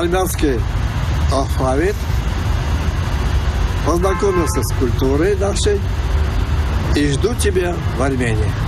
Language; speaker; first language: Russian; non-native, learner; Armenian